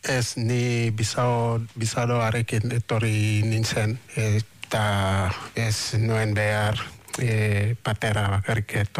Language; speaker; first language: Basque; non-native, learner; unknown